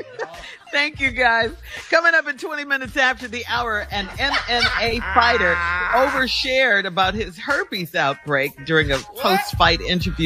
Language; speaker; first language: English; native; English